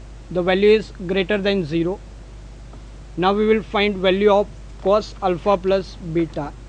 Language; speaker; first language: English; non-native, local second language; Gujarati